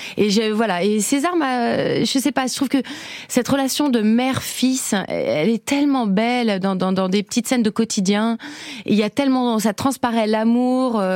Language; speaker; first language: French; early bilingual, other home language; Spanish